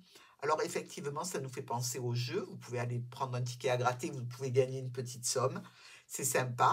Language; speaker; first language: French; native; French